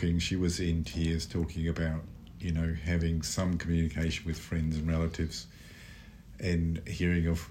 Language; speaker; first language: English; native; English